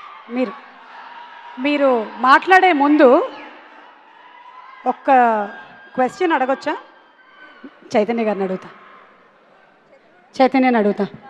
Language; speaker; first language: Telugu; native; Telugu